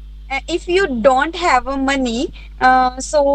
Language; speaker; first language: English; non-native, learner; Hindi